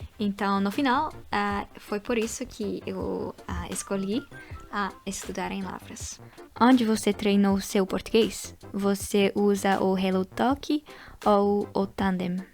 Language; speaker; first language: Portuguese; non-native, fluent; Dutch